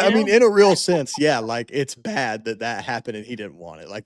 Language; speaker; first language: English; native; English